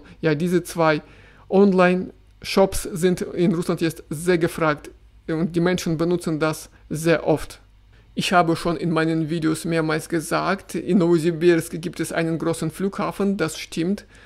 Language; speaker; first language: German; non-native, fluent; Russian